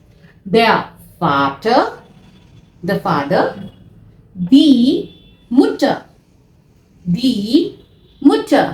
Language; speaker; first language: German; non-native, fluent; Hindi